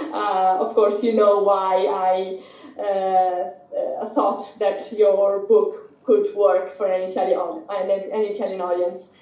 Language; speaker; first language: English; non-native, fluent; Italian